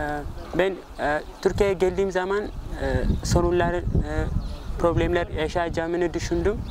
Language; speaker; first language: Turkish; non-native, learner; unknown